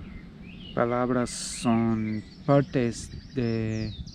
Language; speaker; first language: Spanish; non-native, learner; English